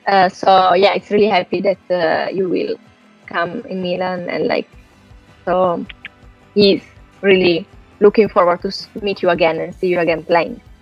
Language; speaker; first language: English; non-native, fluent; Italian